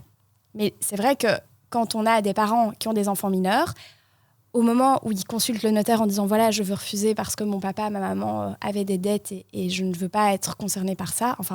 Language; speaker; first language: French; native; French